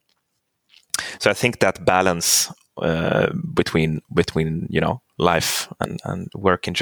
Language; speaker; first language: English; non-native, fluent; Swedish